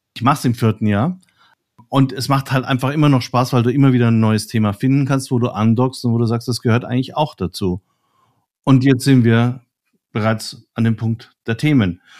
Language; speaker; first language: German; native; German